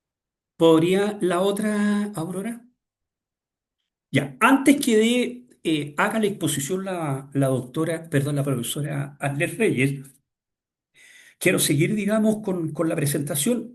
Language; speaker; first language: Spanish; native; Spanish